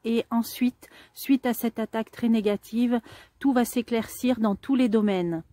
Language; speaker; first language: French; native; French